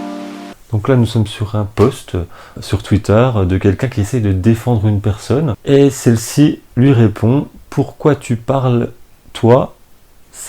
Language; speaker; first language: French; native; French